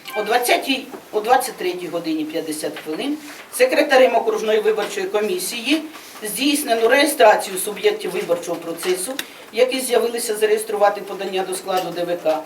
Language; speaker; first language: Ukrainian; native; Ukrainian